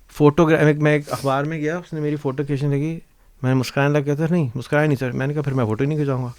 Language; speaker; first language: Urdu; native; Urdu